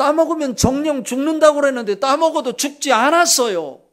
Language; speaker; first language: Korean; native; Korean